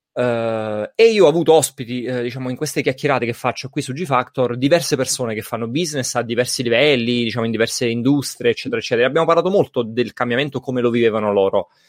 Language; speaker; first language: Italian; native; Italian